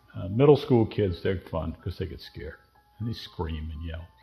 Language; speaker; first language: English; native; English